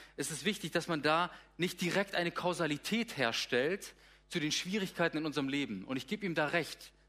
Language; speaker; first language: German; native; German